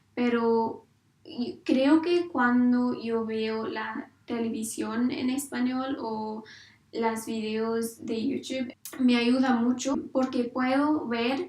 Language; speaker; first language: Spanish; non-native, learner; English